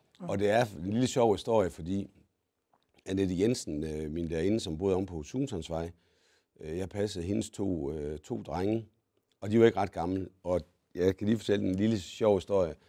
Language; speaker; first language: Danish; native; Danish